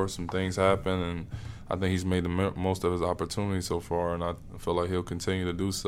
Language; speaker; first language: English; native; English